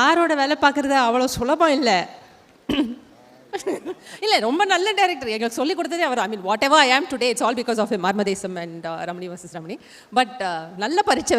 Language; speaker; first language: Tamil; native; Tamil